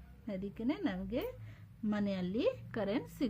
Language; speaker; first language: Kannada; non-native, local second language; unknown